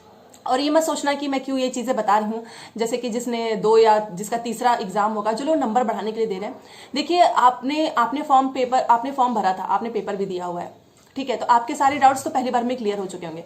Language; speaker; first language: Hindi; native; Hindi